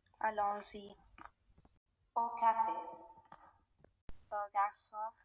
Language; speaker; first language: French; non-native, learner; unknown